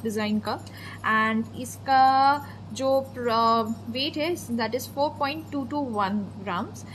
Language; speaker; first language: Hindi; non-native, local second language; Bangla